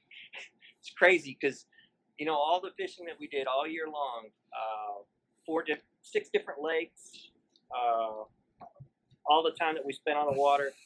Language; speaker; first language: English; native; English